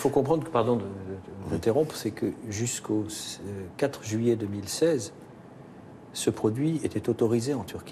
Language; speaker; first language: French; native; French